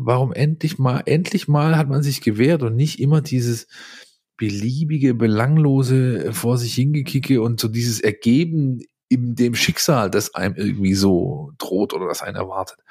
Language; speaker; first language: German; native; German